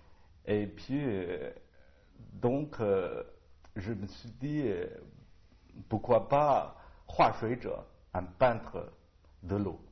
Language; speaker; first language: French; non-native, learner; Chinese